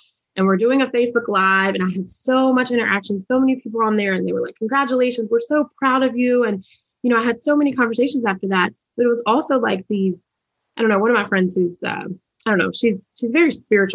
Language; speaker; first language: English; native; English